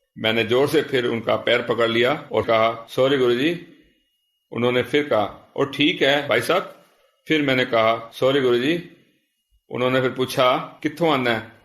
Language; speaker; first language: Hindi; native; Hindi